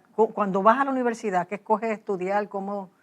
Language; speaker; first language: Spanish; native; Spanish